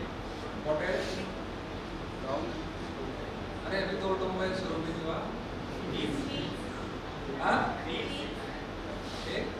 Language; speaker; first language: Hindi; native; Hindi